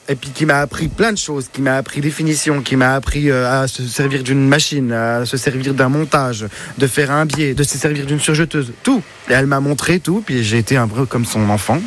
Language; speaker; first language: French; early bilingual, other home language; Arabic